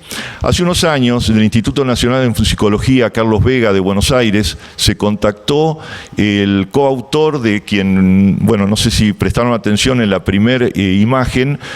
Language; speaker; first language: Spanish; native; Spanish